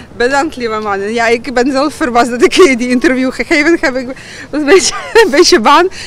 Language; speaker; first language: Dutch; non-native, fluent; Ukrainian